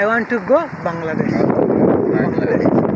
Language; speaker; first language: English; non-native, learner; Bangla